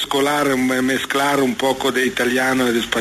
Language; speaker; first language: Spanish; non-native, learner; Italian